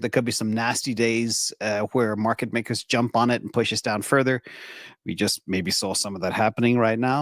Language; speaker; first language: English; native; English